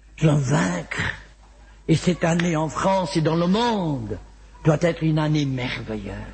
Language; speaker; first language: French; non-native, fluent; Welsh